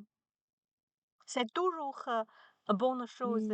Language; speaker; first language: French; non-native, learner; Chinese